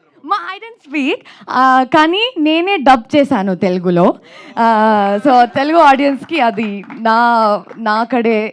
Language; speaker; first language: Telugu; non-native, learner; Kannada